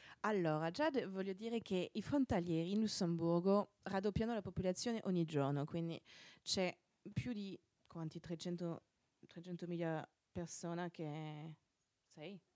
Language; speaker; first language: Italian; non-native, fluent; French